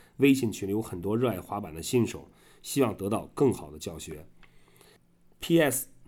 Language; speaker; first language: Chinese; native; Chinese